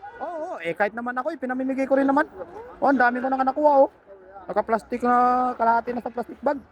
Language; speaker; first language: Filipino; non-native, local second language; Cebuano